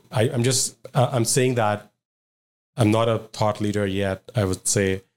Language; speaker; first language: English; non-native, local second language; Punjabi